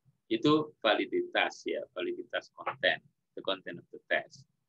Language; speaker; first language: English; non-native, fluent; Indonesian